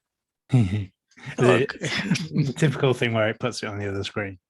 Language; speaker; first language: English; native; English